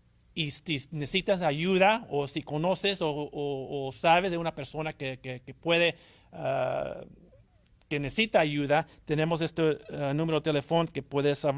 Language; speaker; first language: Spanish; early bilingual, heritage; English